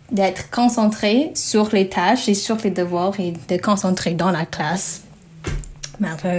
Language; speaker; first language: French; non-native, learner; English